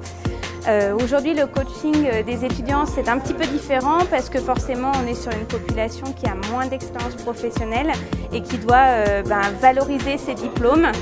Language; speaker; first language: French; native; French